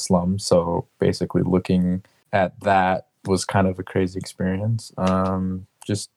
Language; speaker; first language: English; native; English